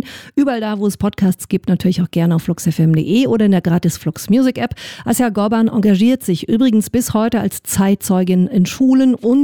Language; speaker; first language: German; native; German